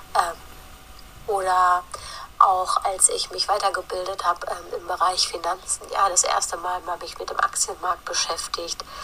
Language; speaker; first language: German; early bilingual, other home language; Turkish